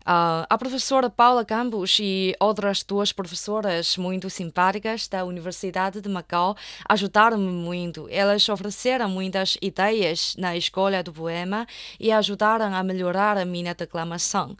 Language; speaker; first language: Portuguese; non-native, fluent; Chinese